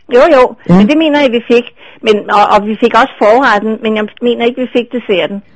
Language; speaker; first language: Danish; native; Danish